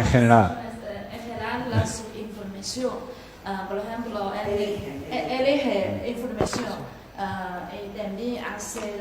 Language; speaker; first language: Spanish; non-native, learner; Chinese